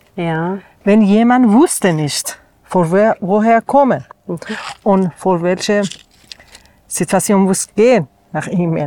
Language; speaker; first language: German; non-native, learner; Persian